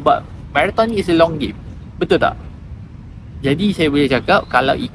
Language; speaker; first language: Malay; native; Malay